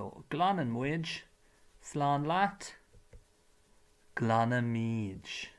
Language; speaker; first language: Irish; non-native, local second language; English